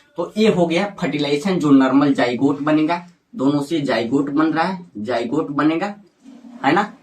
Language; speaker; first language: Hindi; native; Hindi